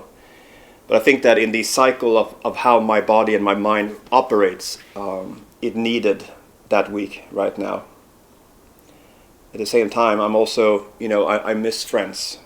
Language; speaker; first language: English; non-native, fluent; Swedish